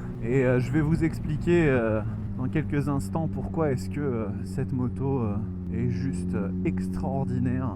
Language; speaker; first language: French; native; French